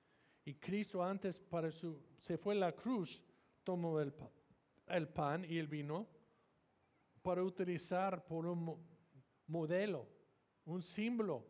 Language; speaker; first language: Spanish; non-native, fluent; English